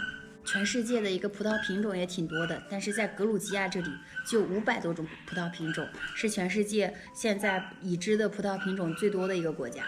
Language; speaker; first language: Chinese; native; Chinese